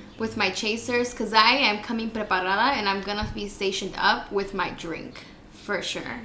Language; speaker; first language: English; early bilingual, other home language; Spanish